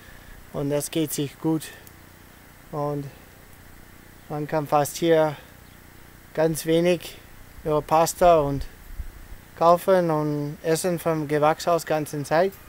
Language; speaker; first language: German; early bilingual, heritage; English